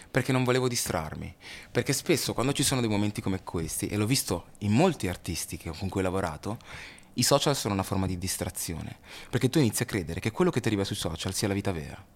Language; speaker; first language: Italian; early bilingual, other home language; Lingala